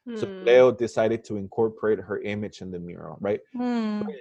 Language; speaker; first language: English; non-native, fluent; Spanish